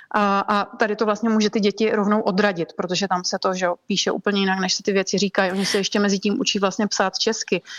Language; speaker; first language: Czech; native; Czech